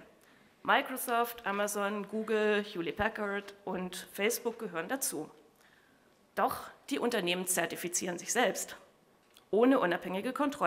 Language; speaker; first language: German; native; German